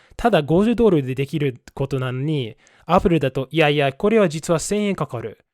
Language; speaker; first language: Japanese; non-native, fluent; English